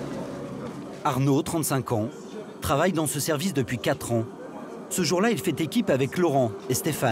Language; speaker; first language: French; native; French